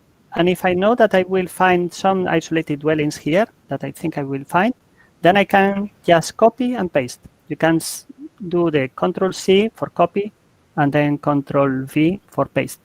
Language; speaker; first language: English; non-native, fluent; Italian